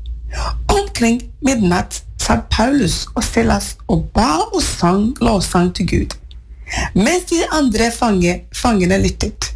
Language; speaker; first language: Norwegian; non-native, fluent; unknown